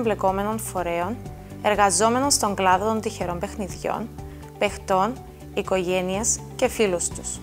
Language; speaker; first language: Greek; native; Greek